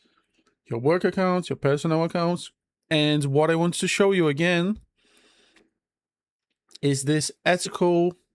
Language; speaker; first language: English; non-native, fluent; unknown